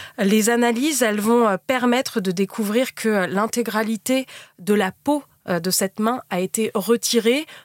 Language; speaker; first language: French; native; French